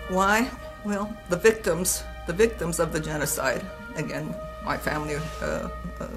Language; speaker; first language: English; native; English